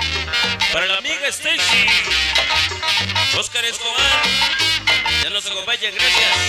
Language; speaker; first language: Spanish; native; Spanish